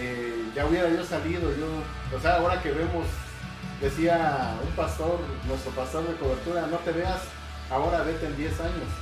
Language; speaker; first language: Spanish; native; Spanish